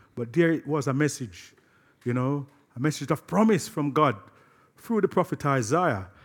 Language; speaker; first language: English; native; English